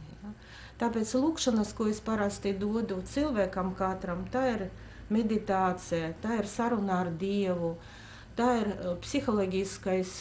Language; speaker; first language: Latvian; non-native, local second language; Russian